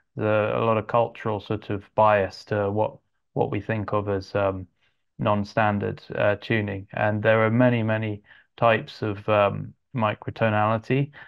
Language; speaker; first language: English; native; English